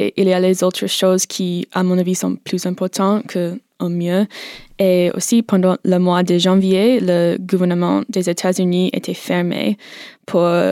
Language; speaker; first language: French; non-native, learner; English